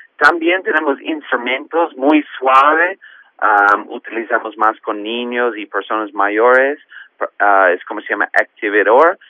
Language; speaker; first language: Spanish; non-native, fluent; English